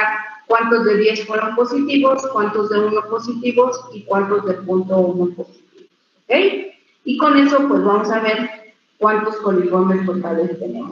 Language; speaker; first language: Spanish; native; Spanish